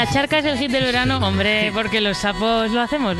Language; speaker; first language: Spanish; native; Spanish